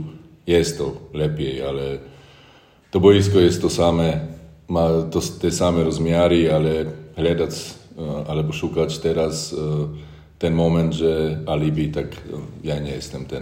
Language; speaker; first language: Polish; non-native, learner; Slovak